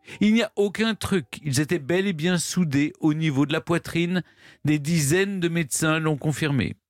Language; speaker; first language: French; native; French